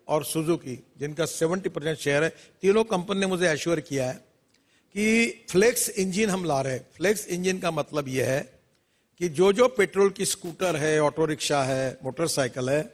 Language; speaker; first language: Hindi; non-native, local second language; Marathi